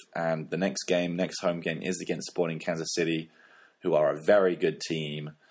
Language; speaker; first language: English; native; English